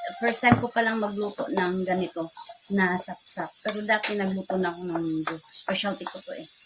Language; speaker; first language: Filipino; non-native, local second language; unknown